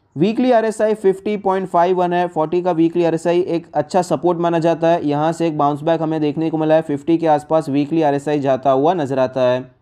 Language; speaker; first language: Hindi; native; Hindi